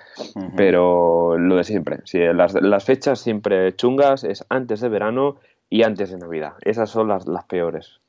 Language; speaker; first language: Spanish; non-native, local second language; Catalan